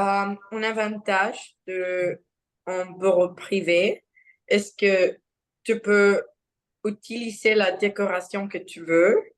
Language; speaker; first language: French; non-native, learner; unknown